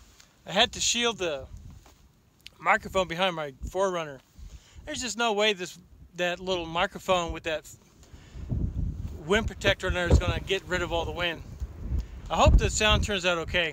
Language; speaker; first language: English; native; English